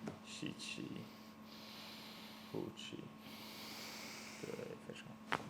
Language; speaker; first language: Chinese; non-native, fluent; English